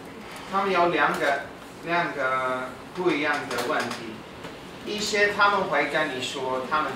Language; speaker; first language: Chinese; non-native, fluent; English